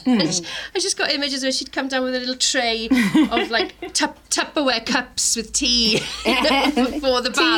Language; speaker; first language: English; native; English